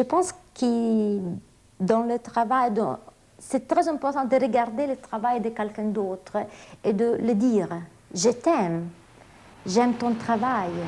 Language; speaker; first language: French; non-native, fluent; Italian